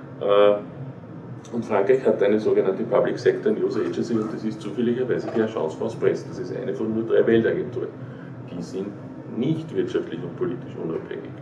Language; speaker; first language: German; native; German